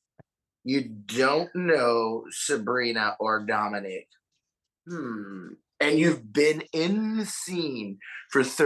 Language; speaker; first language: English; native; English